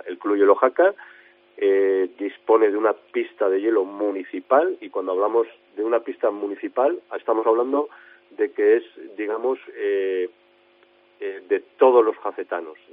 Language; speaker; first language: Spanish; native; Spanish